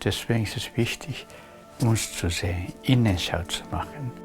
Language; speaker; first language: German; non-native, learner; Japanese